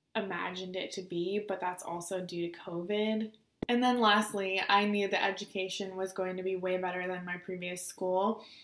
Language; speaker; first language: English; native; English